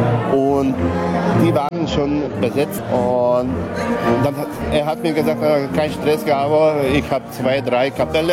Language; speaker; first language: German; non-native, local second language; Hungarian